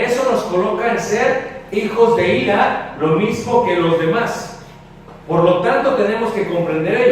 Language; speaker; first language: Spanish; early bilingual, heritage; Spanish